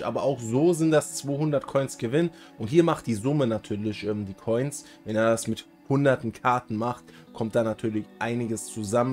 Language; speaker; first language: German; native; German